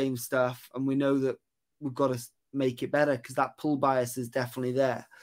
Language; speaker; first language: English; native; English